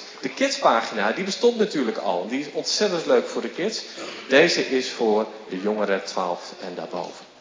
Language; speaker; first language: Dutch; native; Dutch